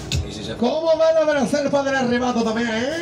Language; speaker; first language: Spanish; native; Spanish